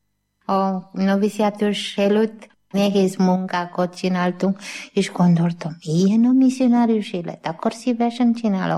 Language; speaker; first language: Hungarian; non-native, learner; Malayalam